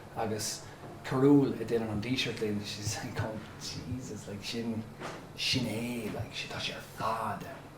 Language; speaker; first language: Irish; non-native, local second language; English